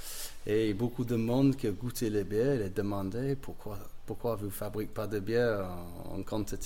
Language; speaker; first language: French; non-native, learner; English